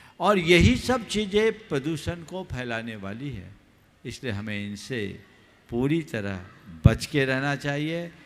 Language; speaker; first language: Hindi; native; Hindi